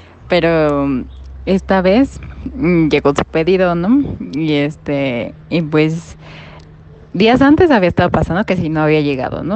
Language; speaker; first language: Spanish; native; Spanish